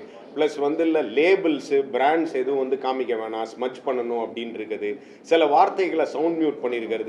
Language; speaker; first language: Tamil; native; Tamil